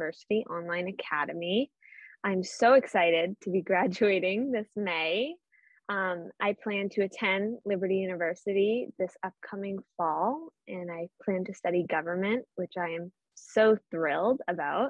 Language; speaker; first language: English; native; English